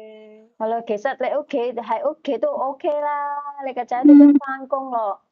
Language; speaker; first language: Cantonese; native; Cantonese